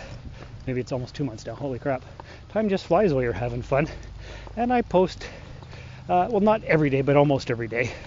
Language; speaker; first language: English; native; English